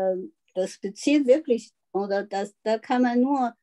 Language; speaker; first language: German; non-native, fluent; Chinese